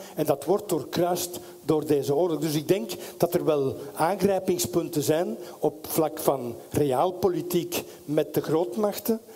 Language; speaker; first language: Dutch; native; Dutch